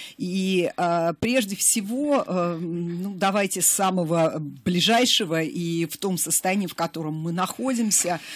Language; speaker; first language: Russian; native; Russian